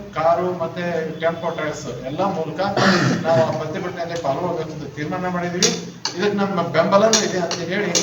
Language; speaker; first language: Kannada; non-native, local second language; Lambadi